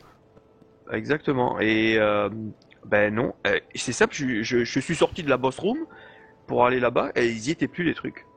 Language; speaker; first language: French; native; French